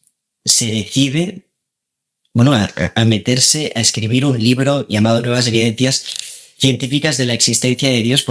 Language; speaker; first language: Spanish; native; Spanish